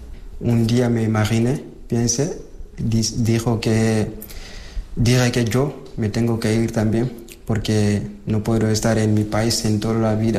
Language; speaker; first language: Spanish; non-native, learner; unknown